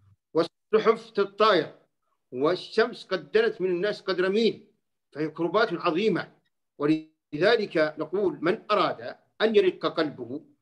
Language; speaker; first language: Arabic; native; Arabic